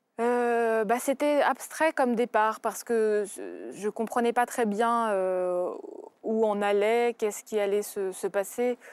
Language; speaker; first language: French; early bilingual, other home language; Russian